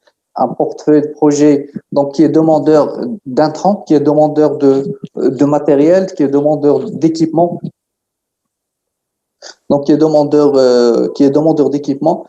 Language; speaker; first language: French; non-native, local second language; Arabic